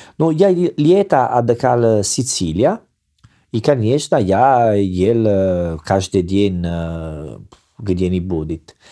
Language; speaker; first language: Russian; non-native, learner; Italian